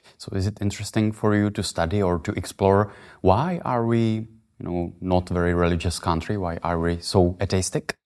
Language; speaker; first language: English; non-native, fluent; Czech